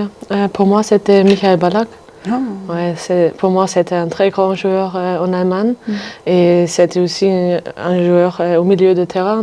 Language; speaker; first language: French; non-native, fluent; German